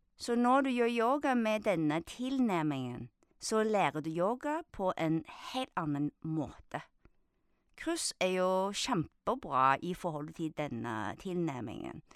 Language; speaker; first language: Norwegian; non-native, fluent; Chinese